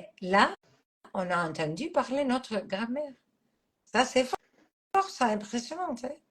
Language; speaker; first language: French; non-native, fluent; Catalan